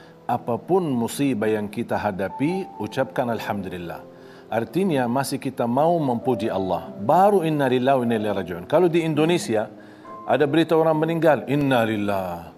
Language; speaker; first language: Indonesian; non-native, fluent; Arabic